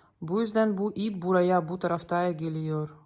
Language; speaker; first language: Turkish; non-native, learner; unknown